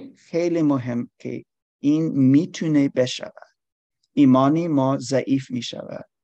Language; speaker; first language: Persian; non-native, learner; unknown